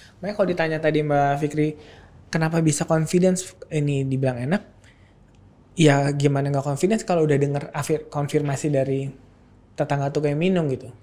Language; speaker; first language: Indonesian; native; Indonesian